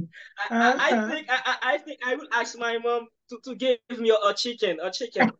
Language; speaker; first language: English; non-native, learner; Haitian Creole